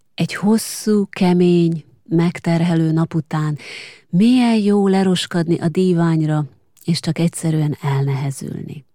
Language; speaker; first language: Hungarian; native; Hungarian